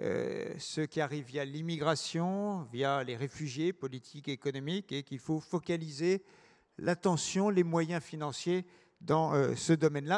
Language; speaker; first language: French; native; French